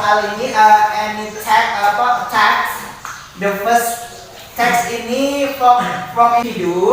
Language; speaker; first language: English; non-native, learner; Indonesian